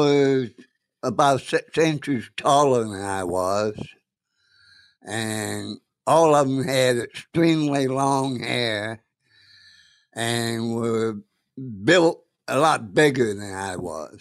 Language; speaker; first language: English; native; English